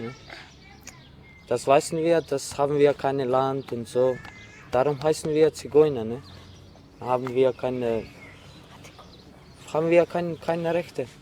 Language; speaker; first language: German; non-native, learner; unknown